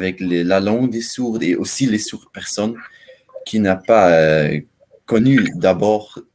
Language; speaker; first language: French; non-native, learner; German